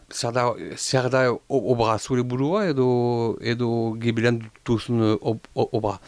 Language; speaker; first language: Basque; non-native, local second language; French